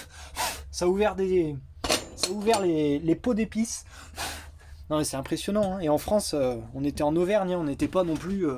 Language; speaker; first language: French; native; French